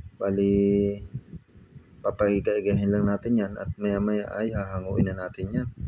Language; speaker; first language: Filipino; non-native, local second language; Bikol